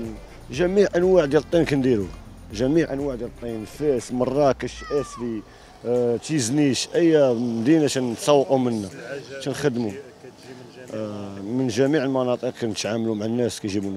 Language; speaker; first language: Arabic; native; Arabic